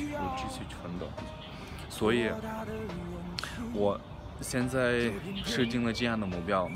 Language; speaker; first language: Chinese; non-native, fluent; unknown